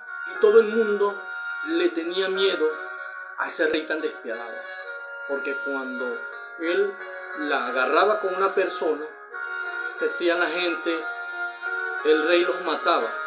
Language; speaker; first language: Spanish; native; Spanish